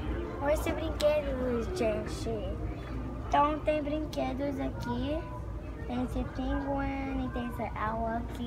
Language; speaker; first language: Portuguese; early bilingual, heritage; Portuguese